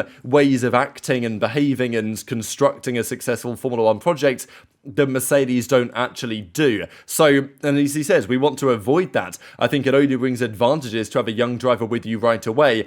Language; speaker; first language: English; native; English